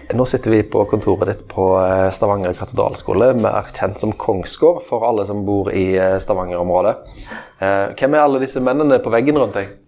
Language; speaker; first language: Norwegian; native; Norwegian